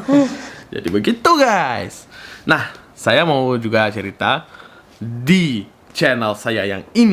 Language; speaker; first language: Indonesian; non-native, fluent; Russian